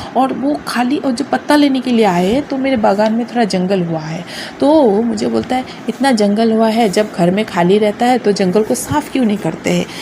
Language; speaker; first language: Hindi; non-native, local second language; Bangla